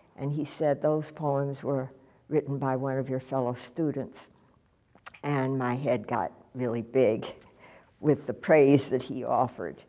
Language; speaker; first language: English; native; English